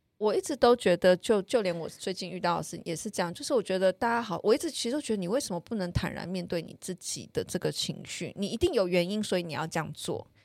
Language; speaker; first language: Chinese; native; Chinese